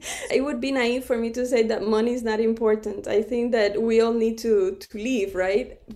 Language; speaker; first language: English; non-native, fluent; Spanish